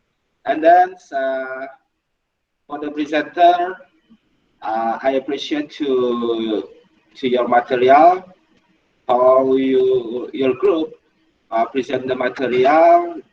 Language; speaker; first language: English; non-native, learner; Indonesian